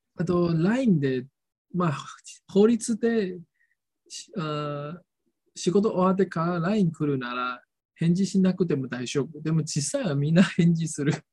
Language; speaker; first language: Japanese; non-native, learner; Chinese